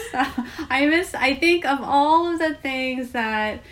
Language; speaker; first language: English; non-native, fluent; Korean